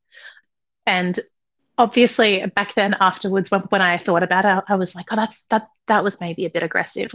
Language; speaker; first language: English; native; English